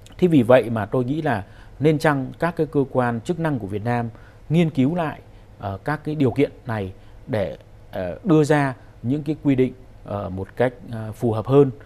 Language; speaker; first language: Vietnamese; native; Vietnamese